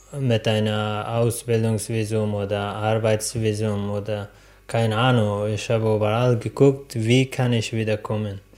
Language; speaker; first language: German; non-native, learner; Persian